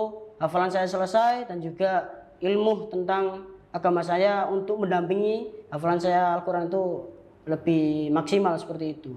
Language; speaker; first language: Indonesian; non-native, local second language; Javanese